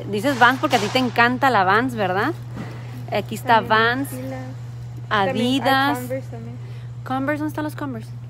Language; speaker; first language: Spanish; native; Spanish